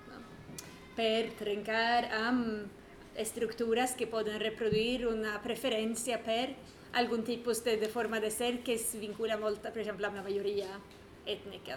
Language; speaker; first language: Catalan; non-native, fluent; Swedish